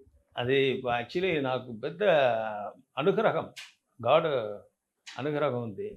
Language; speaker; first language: Telugu; non-native, learner; Tamil